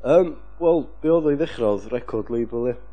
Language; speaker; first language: Welsh; native; Welsh